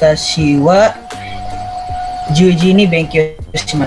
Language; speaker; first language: Japanese; non-native, learner; Indonesian